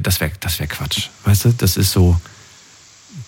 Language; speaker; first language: German; native; German